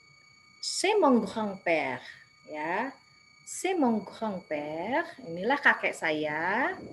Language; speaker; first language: French; non-native, fluent; Indonesian